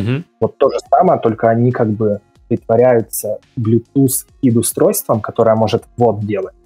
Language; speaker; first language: Russian; native; Russian